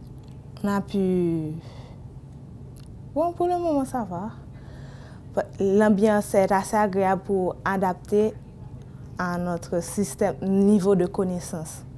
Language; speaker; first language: French; non-native, local second language; Haitian Creole